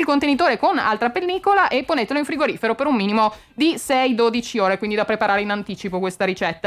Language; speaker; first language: Italian; native; Italian